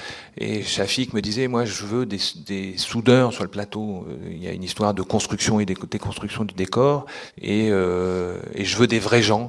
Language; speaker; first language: French; native; French